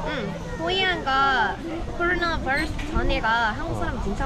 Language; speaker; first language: Korean; non-native, learner; Vietnamese